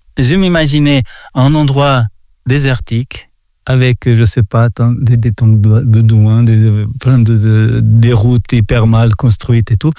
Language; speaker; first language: French; non-native, fluent; Portuguese